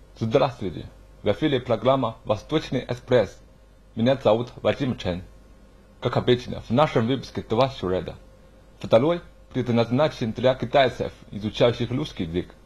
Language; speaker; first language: Russian; non-native, fluent; Chinese